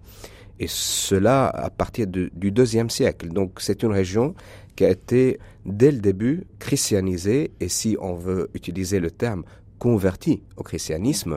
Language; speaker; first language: French; non-native, local second language; Arabic